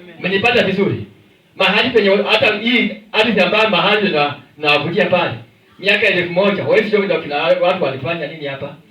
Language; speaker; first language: Swahili; non-native, local second language; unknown